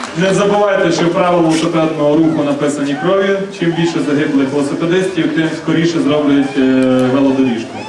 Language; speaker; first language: Ukrainian; native; Ukrainian